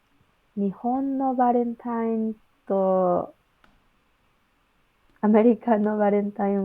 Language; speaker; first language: Japanese; non-native, learner; English